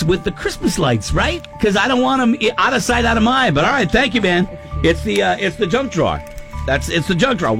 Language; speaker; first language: English; native; English